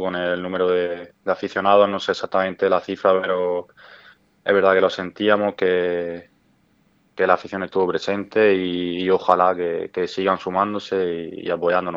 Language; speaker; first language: Spanish; native; Spanish